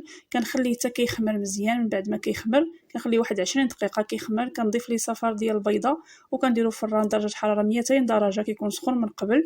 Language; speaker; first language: Arabic; native; Arabic